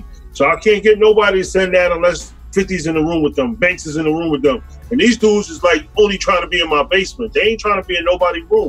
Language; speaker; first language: English; native; English